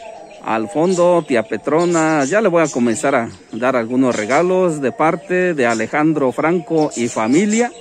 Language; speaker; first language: Spanish; native; Spanish